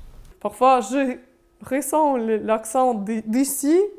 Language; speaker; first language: French; non-native, fluent; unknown